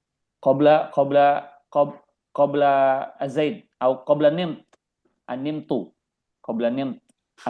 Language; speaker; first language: Arabic; non-native, fluent; Indonesian